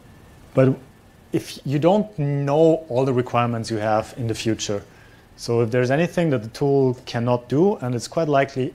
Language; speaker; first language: English; non-native, fluent; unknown